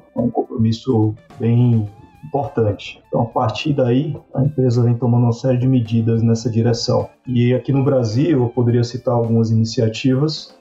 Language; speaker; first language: Portuguese; native; Portuguese